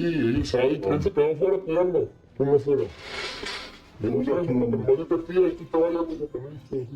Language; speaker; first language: Spanish; native; Spanish